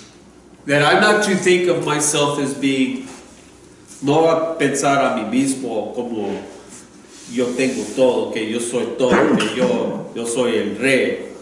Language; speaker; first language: Spanish; non-native, learner; English